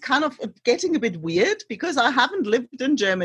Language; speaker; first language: English; non-native, fluent; German